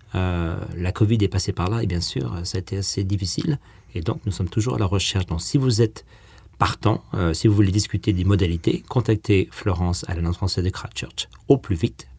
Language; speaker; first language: French; native; French